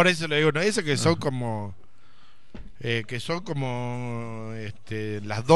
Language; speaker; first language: Spanish; native; Spanish